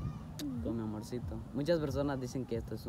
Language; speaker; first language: Spanish; native; Spanish